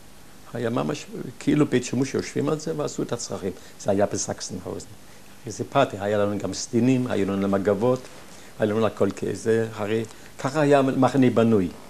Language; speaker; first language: Hebrew; non-native, fluent; German